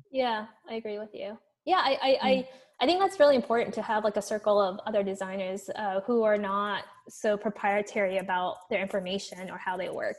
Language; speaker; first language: English; native; English